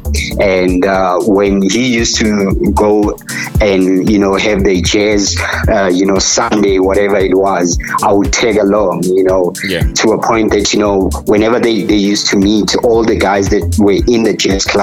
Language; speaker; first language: English; non-native, local second language; Zulu